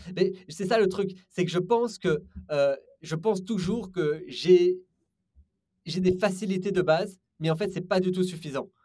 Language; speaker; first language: French; native; French